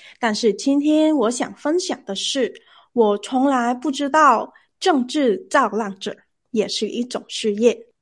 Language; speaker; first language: Chinese; non-native, learner; Vietnamese